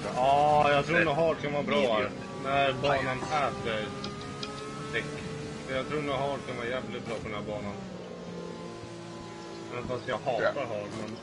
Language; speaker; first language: Swedish; native; Swedish